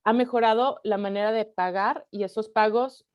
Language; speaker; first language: Spanish; early bilingual, heritage; Spanish